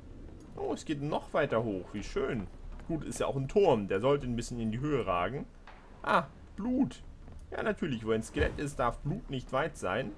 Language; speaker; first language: German; native; German